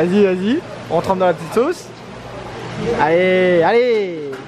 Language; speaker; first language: French; native; French